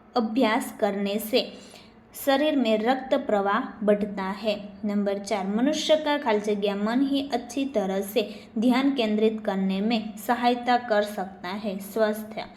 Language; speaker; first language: Hindi; non-native, local second language; Gujarati